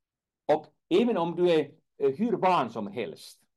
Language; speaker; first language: Swedish; non-native, fluent; Finnish